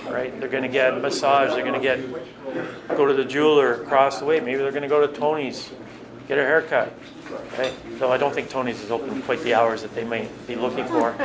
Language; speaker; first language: English; native; English